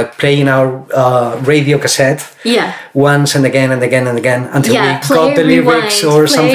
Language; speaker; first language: English; non-native, fluent; Spanish